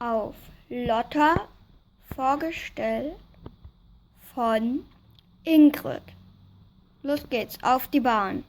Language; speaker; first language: German; native; German